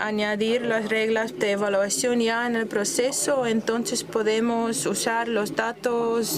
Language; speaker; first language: Spanish; non-native, fluent; German